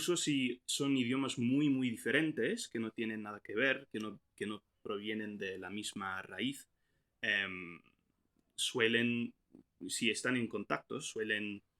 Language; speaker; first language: Spanish; non-native, fluent; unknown